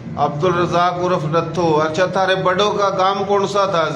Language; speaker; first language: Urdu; non-native, local second language; Haryanvi